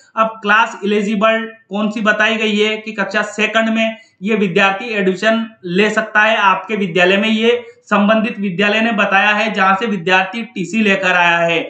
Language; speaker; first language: Hindi; native; Hindi